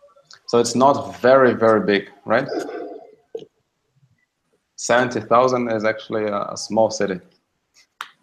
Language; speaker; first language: English; non-native, fluent; Russian